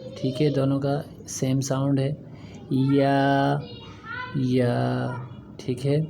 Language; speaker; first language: Urdu; native; Urdu